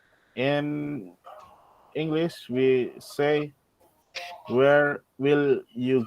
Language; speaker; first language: English; non-native, local second language; Indonesian